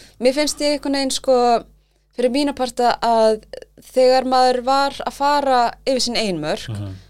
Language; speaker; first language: Icelandic; early bilingual, other home language; Thai